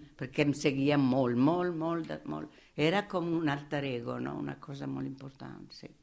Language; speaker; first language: Catalan; non-native, fluent; Italian